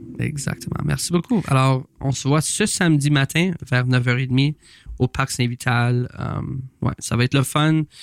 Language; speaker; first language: French; native; French